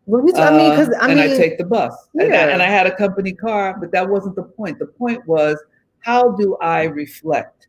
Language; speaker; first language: English; native; English